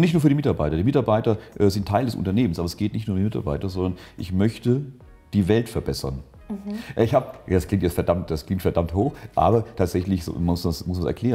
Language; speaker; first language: German; native; German